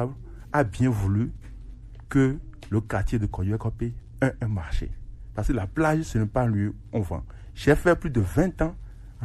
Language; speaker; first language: French; non-native, local second language; Ewe